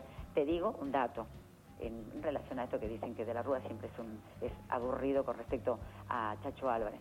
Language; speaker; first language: Spanish; native; Spanish